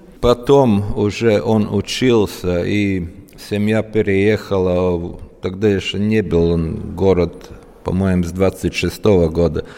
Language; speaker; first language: Russian; non-native, local second language; Latvian